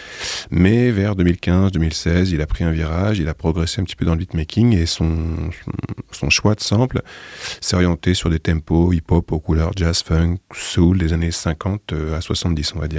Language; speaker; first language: French; native; French